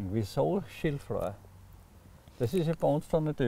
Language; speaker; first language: German; native; German